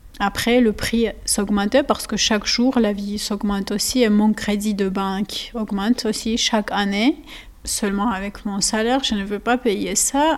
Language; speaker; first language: French; non-native, learner; Georgian